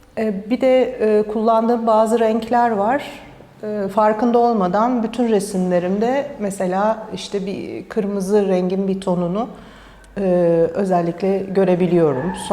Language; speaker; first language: Turkish; early bilingual, heritage; Turkish